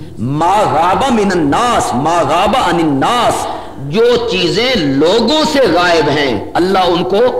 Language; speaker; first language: Urdu; non-native, local second language; Punjabi